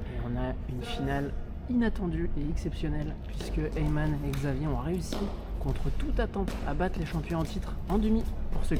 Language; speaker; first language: French; native; French